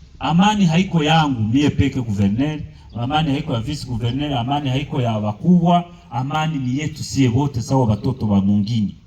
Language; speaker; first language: Swahili; native; Swahili